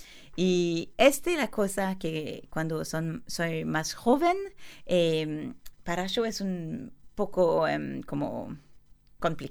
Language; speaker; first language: Spanish; non-native, learner; French